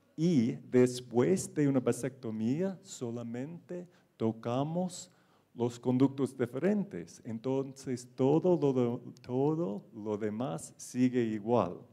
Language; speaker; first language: Spanish; non-native, fluent; English